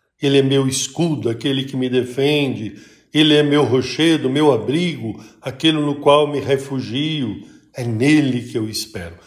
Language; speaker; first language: Portuguese; native; Portuguese